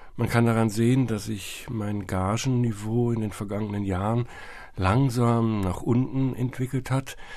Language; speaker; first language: German; native; German